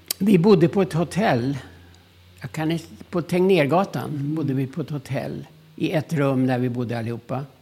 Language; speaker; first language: Swedish; early bilingual, other home language; German